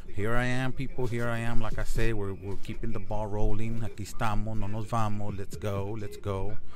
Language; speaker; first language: English; native; English